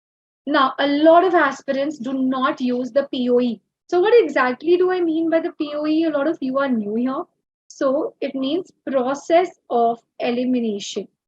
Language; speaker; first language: English; non-native, local second language; Hindi